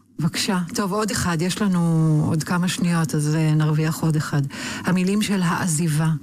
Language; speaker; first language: Hebrew; native; Hebrew